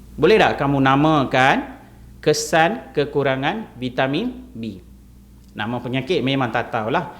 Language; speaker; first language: Malay; non-native, local second language; Tamil